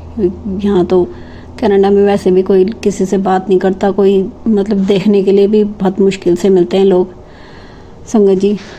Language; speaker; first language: Hindi; native; Hindi